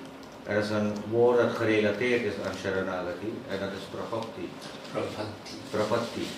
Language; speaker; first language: Dutch; native; Dutch